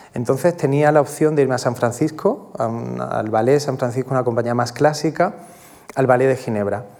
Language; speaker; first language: Spanish; native; Spanish